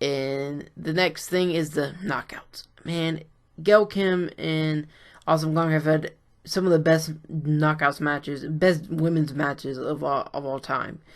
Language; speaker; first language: English; native; English